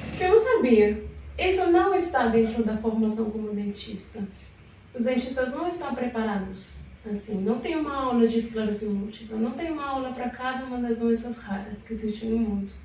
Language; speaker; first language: Portuguese; non-native, fluent; Spanish